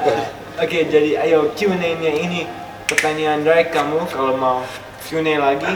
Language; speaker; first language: Indonesian; non-native, local second language; English